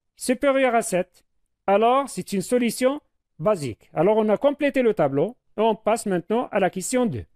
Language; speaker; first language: French; non-native, local second language; Arabic